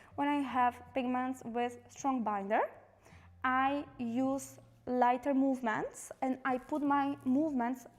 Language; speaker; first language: English; non-native, fluent; Slovak